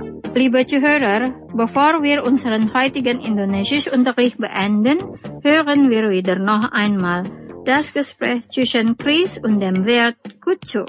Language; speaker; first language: German; non-native, fluent; Indonesian